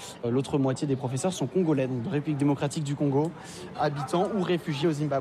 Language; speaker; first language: French; native; French